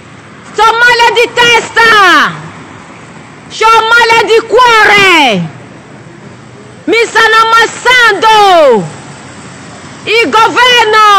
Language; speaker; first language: Italian; non-native, learner; Nigerian Pidgin